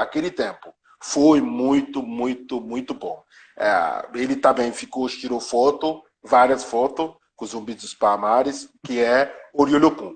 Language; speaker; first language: Portuguese; non-native, learner; Yoruba